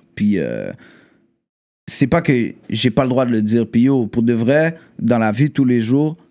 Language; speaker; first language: French; native; French